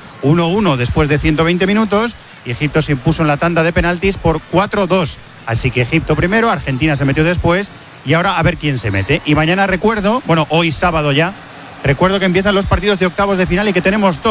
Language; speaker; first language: Spanish; native; Spanish